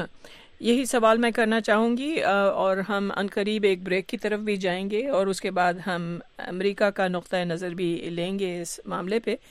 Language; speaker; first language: Urdu; native; Urdu